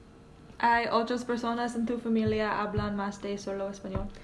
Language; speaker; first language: Spanish; non-native, learner; English